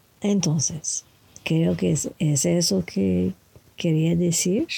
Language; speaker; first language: Spanish; non-native, fluent; French